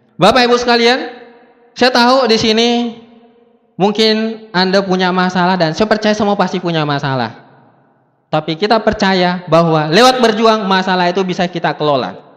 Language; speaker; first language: Indonesian; non-native, local second language; Buginese